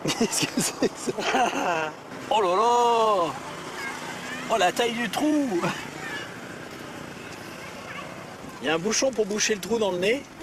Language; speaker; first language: French; native; French